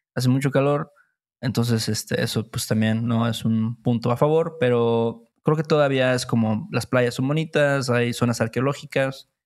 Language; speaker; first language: Spanish; native; Spanish